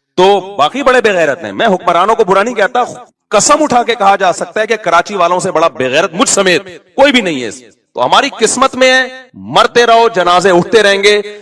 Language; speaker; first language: Urdu; native; Urdu